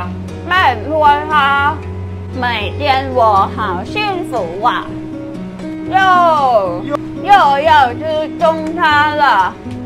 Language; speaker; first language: Chinese; non-native, learner; Thai